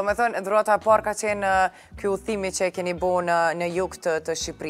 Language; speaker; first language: Albanian; native; Albanian